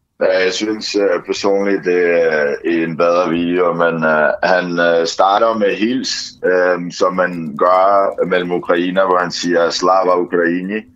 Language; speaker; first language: Danish; early bilingual, other home language; Ukrainian